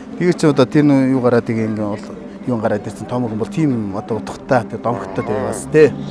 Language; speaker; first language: Mongolian; non-native, local second language; Kazakh